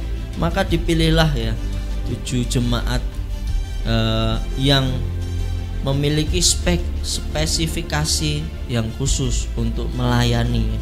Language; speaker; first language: Indonesian; native; Indonesian